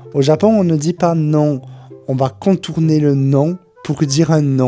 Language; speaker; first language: French; native; French